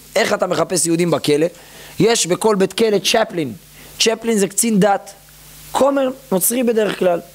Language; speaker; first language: Hebrew; native; Hebrew